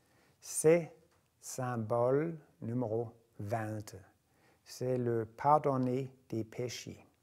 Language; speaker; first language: French; non-native, fluent; Danish